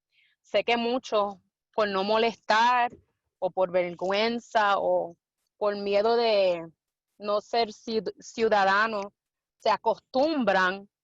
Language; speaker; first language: Spanish; early bilingual, heritage; Spanish